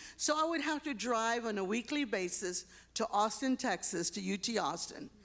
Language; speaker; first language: English; early bilingual, other home language; Spanish